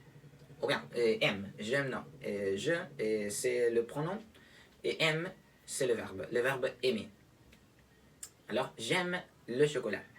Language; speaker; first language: French; non-native, fluent; Spanish